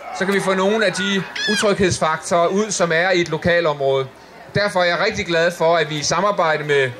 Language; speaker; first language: Danish; native; Danish